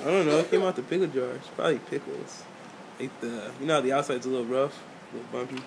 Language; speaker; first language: English; native; English